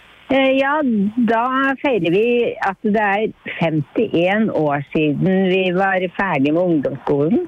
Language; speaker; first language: Norwegian; native; Norwegian